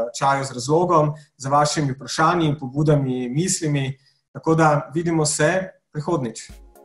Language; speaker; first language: Slovenian; native; Slovenian